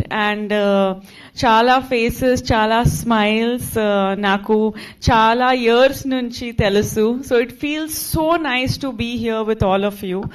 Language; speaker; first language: Telugu; non-native, fluent; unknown